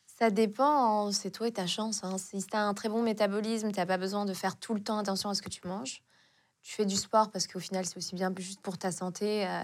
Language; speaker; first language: French; non-native, local second language; Arabic